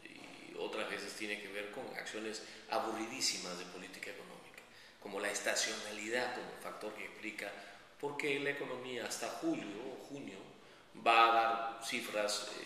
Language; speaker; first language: Spanish; native; Spanish